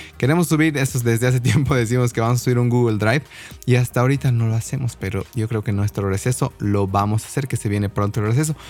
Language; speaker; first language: Spanish; native; Spanish